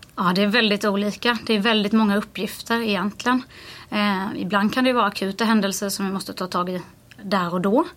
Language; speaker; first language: Swedish; native; Swedish